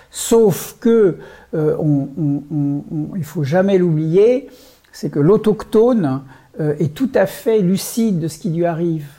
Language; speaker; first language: French; native; French